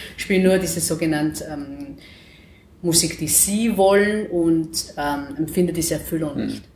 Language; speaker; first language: German; non-native, fluent; Chinese